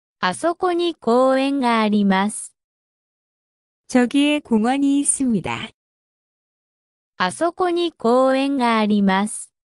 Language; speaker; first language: Japanese; non-native, fluent; Korean